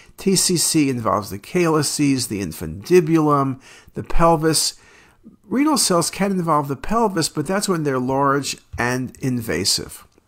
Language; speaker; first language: English; native; English